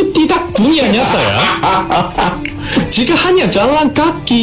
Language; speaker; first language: Indonesian; non-native, learner; Korean